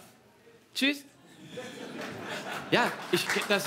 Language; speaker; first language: German; native; German